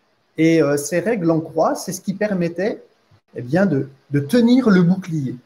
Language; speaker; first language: French; native; French